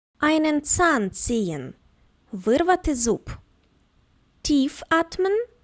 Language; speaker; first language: German; non-native, fluent; Ukrainian